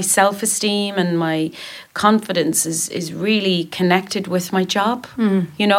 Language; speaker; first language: English; native; English